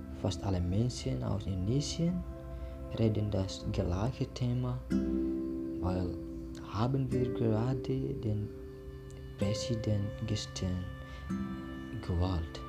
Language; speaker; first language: German; non-native, learner; Indonesian